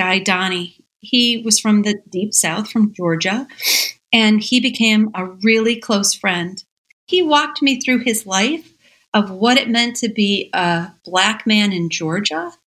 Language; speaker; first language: English; native; English